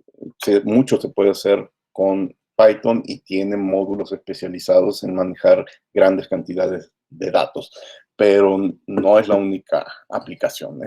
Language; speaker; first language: Spanish; native; Spanish